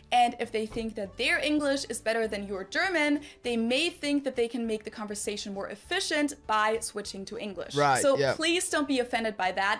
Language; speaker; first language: English; non-native, fluent; German